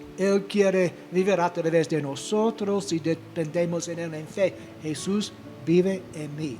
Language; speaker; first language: Spanish; non-native, fluent; English